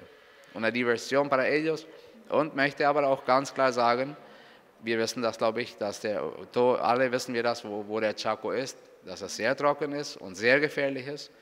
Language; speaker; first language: German; non-native, local second language; Spanish